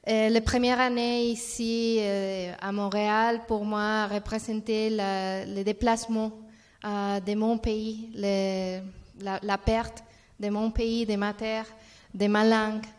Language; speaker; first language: French; non-native, learner; Spanish